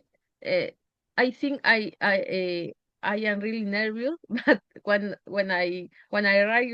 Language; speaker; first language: English; non-native, learner; Spanish